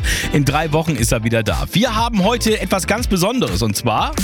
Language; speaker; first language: German; native; German